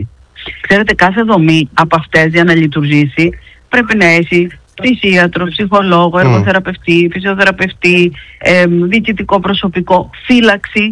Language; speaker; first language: Greek; native; Greek